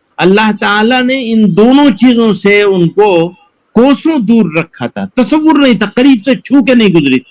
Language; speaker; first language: Urdu; native; Urdu